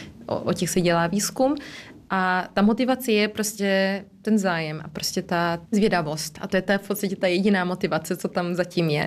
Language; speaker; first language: Czech; early bilingual, heritage; Czech